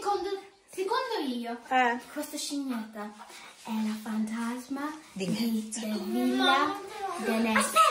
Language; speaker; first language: Italian; native; Italian